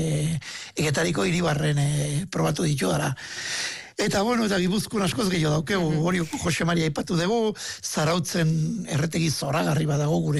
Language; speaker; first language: Basque; native; Basque